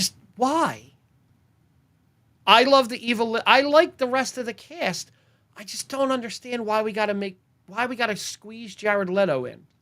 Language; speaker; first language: English; native; English